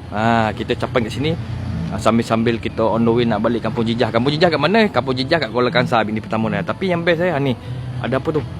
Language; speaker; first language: Malay; native; Malay